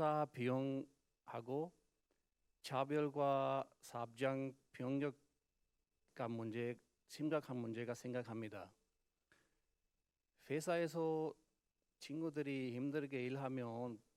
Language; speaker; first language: Korean; non-native, learner; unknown